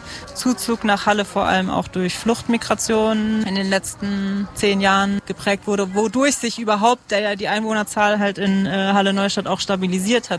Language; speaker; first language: German; native; German